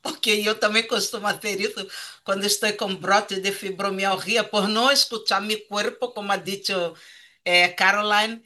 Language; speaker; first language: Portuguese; non-native, learner; Spanish